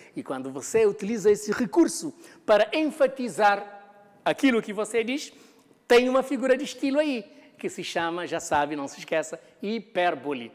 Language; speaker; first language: Portuguese; non-native, local second language; Kabuverdianu